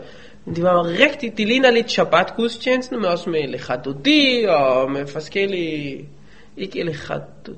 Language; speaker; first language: Danish; non-native, fluent; Hebrew